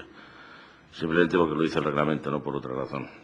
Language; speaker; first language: Spanish; native; Spanish